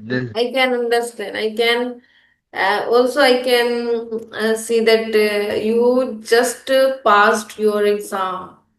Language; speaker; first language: English; non-native, local second language; Hindi